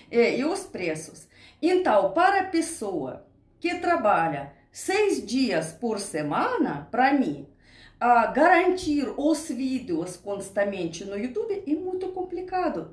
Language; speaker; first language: Portuguese; non-native, learner; Russian